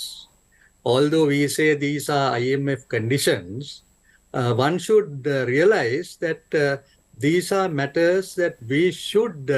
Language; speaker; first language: English; non-native, local second language; Sinhala